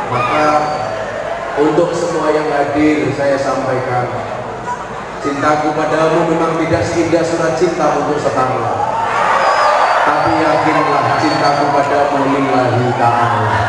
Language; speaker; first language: Indonesian; non-native, local second language; Javanese